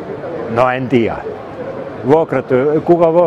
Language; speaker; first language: Finnish; non-native, learner; Estonian